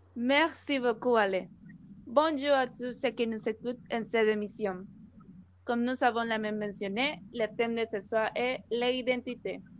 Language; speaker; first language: French; non-native, learner; Spanish